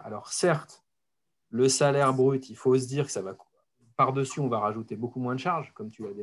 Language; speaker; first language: French; native; French